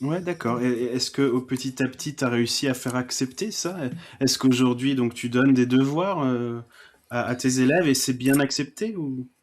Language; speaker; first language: French; native; French